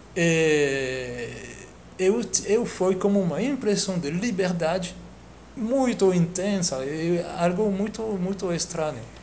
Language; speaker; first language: Portuguese; non-native, fluent; French